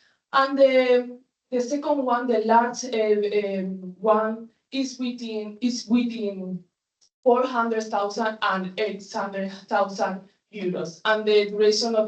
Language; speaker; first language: English; non-native, fluent; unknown